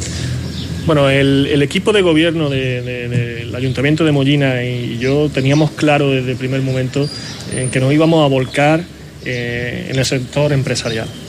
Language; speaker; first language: Spanish; native; Spanish